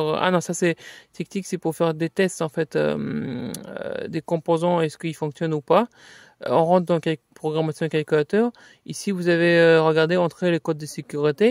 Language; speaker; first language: French; native; French